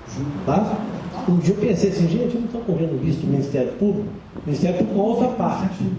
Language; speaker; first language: Portuguese; native; Portuguese